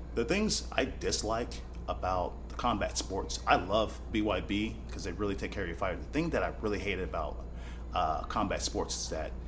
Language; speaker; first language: English; native; English